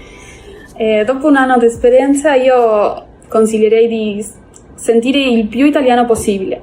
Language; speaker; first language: Italian; non-native, fluent; Spanish